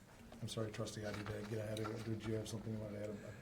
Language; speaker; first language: English; native; English